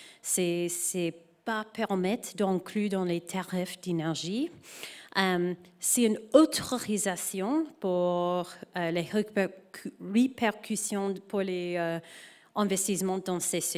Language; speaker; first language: French; non-native, learner; English